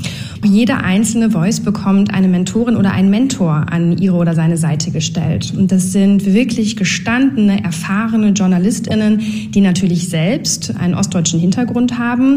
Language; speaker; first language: German; native; German